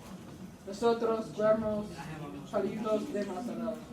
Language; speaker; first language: Spanish; non-native, learner; English